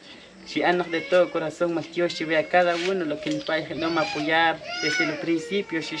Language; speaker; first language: Spanish; non-native, local second language; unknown